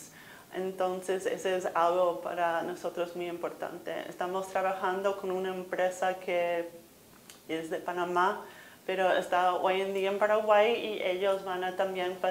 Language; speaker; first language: Spanish; non-native, fluent; English